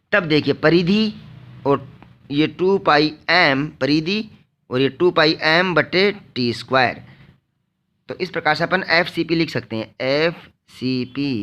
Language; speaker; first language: Hindi; native; Hindi